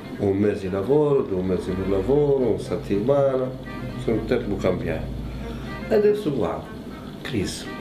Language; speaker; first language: Italian; non-native, learner; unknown